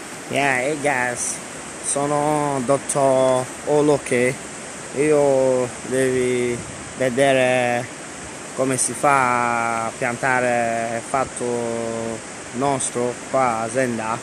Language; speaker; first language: Italian; non-native, learner; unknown